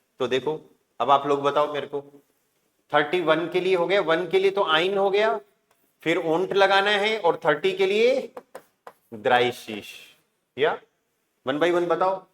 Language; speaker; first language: Hindi; native; Hindi